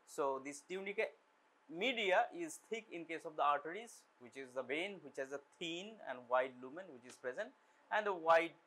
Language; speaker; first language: English; non-native, local second language; Bangla